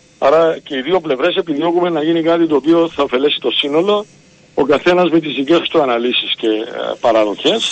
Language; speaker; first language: Greek; native; Greek